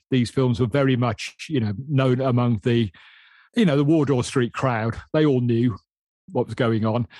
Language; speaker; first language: English; native; English